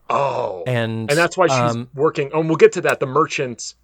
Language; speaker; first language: English; native; English